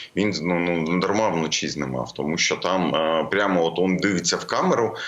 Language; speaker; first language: Ukrainian; native; Ukrainian